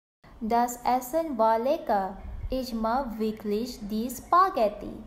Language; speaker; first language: German; non-native, learner; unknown